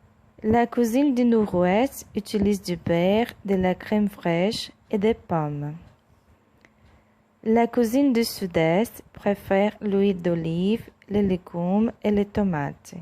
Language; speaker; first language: French; non-native, learner; Portuguese